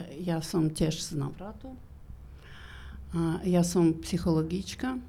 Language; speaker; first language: Slovak; non-native, learner; Ukrainian